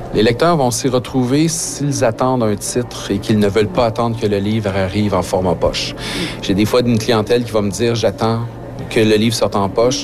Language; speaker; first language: French; native; French